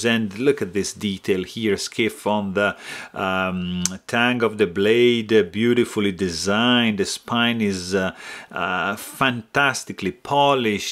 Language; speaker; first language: English; non-native, fluent; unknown